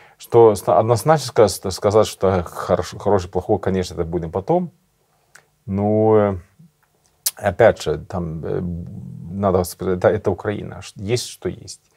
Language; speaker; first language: Russian; non-native, learner; Swedish